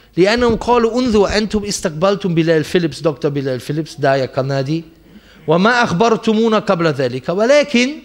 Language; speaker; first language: Arabic; non-native, fluent; German